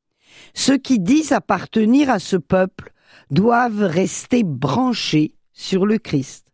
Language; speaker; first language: French; native; French